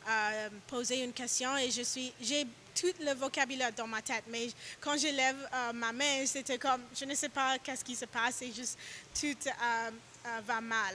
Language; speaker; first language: French; non-native, learner; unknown